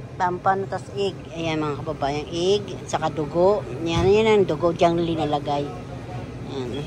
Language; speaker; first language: Filipino; non-native, local second language; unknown